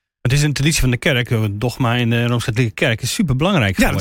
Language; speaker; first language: Dutch; native; Dutch